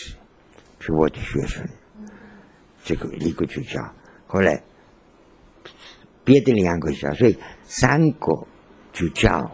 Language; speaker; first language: Chinese; non-native, learner; Spanish